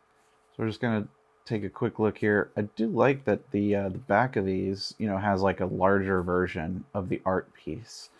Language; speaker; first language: English; native; English